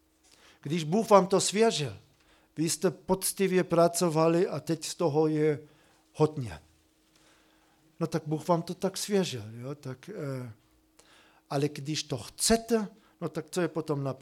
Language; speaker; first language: Czech; non-native, fluent; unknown